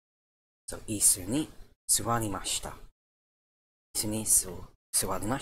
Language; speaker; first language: Japanese; non-native, learner; English